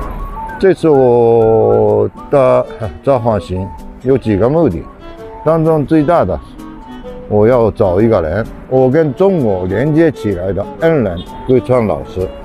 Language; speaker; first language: Chinese; non-native, fluent; Japanese